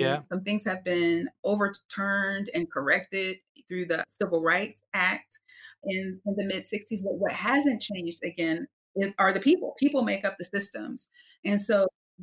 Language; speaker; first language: English; native; English